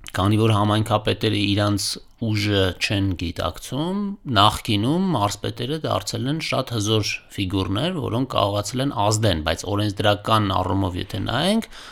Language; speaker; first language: Armenian; native; Armenian